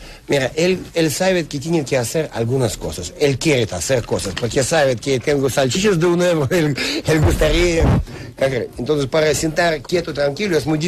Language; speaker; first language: Spanish; non-native, learner; Russian